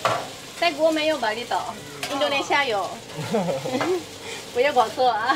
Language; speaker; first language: Chinese; non-native, fluent; Indonesian